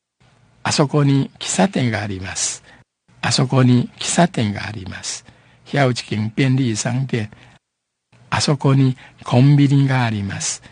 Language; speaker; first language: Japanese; non-native, fluent; Min Nan Chinese